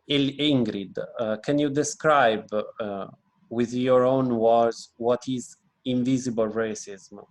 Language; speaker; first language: English; non-native, fluent; Italian